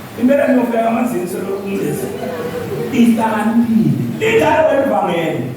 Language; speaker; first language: Zulu; non-native, local second language; Swati